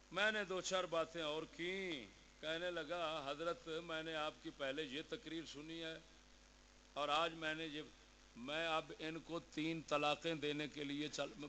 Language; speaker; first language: Urdu; native; Urdu